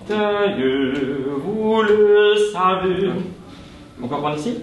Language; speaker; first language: French; native; French